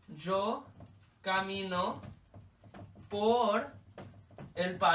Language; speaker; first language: Spanish; non-native, learner; English